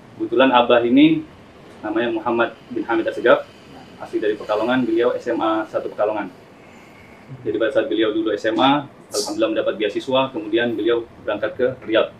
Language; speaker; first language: Indonesian; early bilingual, other home language; Arabic